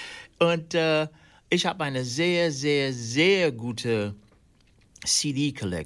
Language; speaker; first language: German; non-native, learner; English